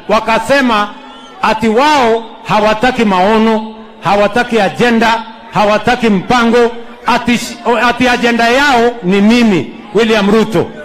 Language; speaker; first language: Swahili; non-native, local second language; Kalenjin